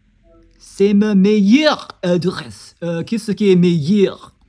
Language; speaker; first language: French; non-native, learner; English